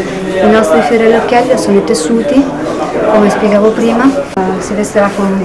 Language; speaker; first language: Italian; native; Italian